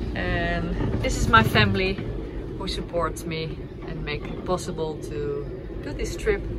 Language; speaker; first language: English; non-native, fluent; Dutch